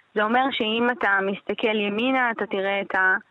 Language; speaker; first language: Hebrew; native; Hebrew